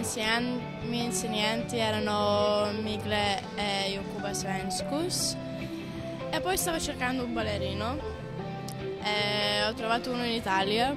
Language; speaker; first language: Italian; non-native, learner; Lithuanian